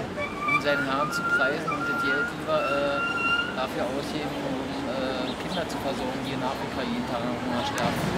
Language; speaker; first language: German; native; German